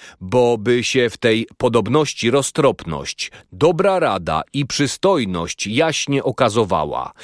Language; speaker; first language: Polish; native; Polish